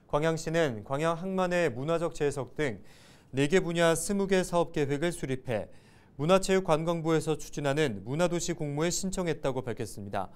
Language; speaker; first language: Korean; native; Korean